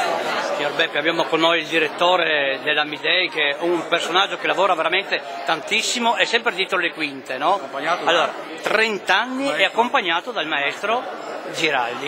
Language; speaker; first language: Italian; native; Italian